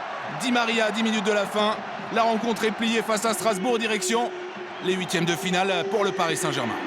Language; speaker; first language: French; native; French